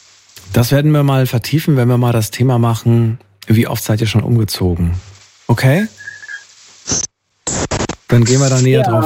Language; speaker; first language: German; native; German